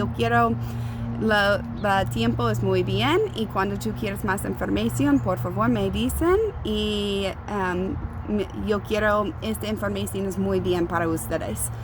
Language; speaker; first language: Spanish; non-native, learner; English